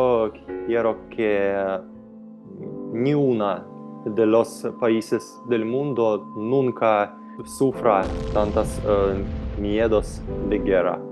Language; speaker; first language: Spanish; non-native, fluent; Ukrainian